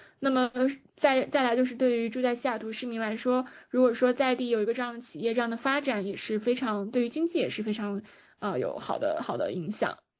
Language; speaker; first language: Chinese; native; Chinese